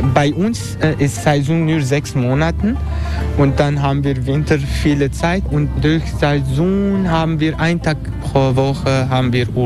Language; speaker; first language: German; non-native, learner; Turkish